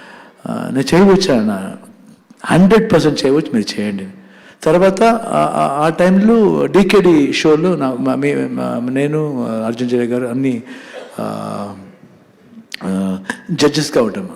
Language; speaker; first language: Telugu; non-native, learner; Kannada